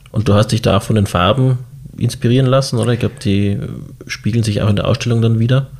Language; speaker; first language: German; native; German